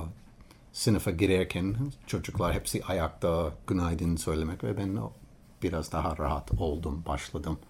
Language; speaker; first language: Turkish; non-native, learner; English